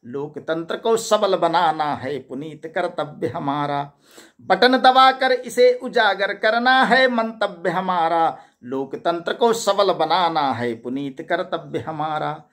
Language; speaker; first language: Hindi; native; Hindi